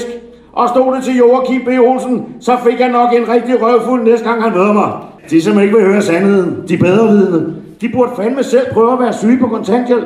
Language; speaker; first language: Danish; native; Danish